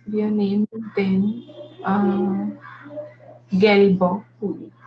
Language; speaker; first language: German; non-native, learner; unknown